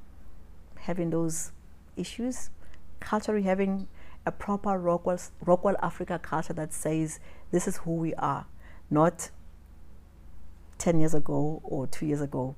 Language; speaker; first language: English; non-native, local second language; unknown